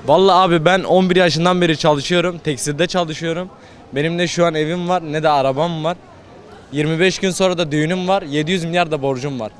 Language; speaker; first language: Turkish; native; Turkish